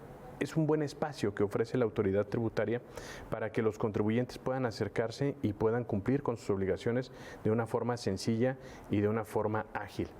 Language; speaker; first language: Spanish; native; Spanish